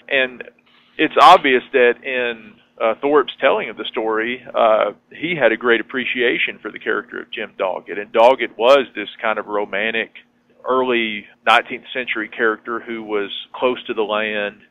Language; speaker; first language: English; native; English